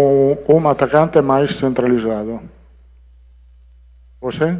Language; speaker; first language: Portuguese; non-native, learner; Italian